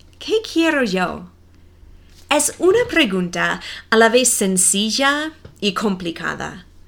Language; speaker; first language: Spanish; non-native, fluent; English